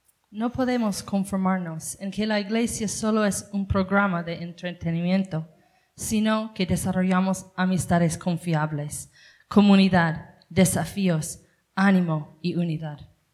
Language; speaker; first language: Spanish; non-native, fluent; English